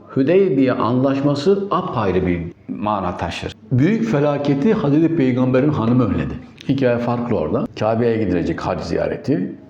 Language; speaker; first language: Turkish; native; Turkish